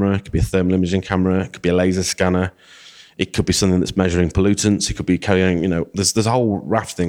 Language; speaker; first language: English; native; English